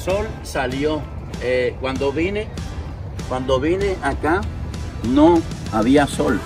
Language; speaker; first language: Spanish; native; Spanish